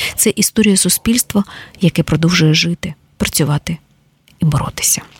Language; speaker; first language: Ukrainian; native; Ukrainian